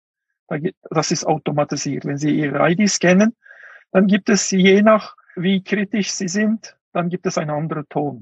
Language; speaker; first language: German; non-native, fluent; Uyghur